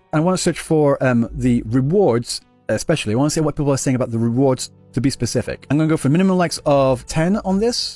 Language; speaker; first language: English; native; English